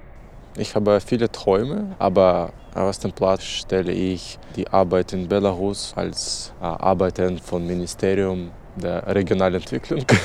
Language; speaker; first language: German; non-native, learner; Belarusian